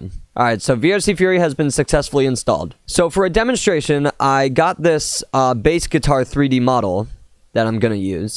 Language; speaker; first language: English; native; English